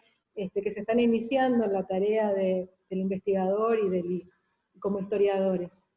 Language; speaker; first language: Spanish; native; Spanish